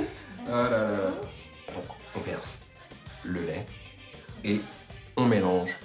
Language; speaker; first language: French; native; French